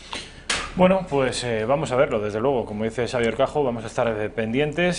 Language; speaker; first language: Spanish; native; Spanish